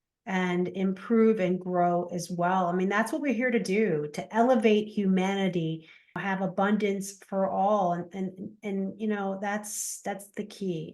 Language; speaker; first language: English; native; English